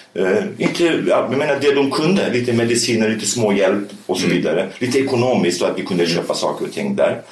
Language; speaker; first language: Swedish; early bilingual, other home language; Kurdish